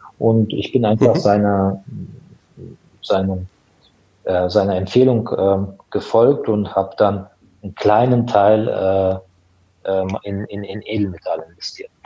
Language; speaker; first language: German; non-native, fluent; Azerbaijani